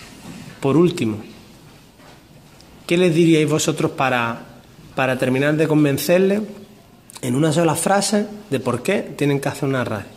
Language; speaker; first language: Spanish; native; Spanish